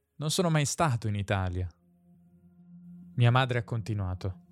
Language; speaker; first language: Italian; native; Italian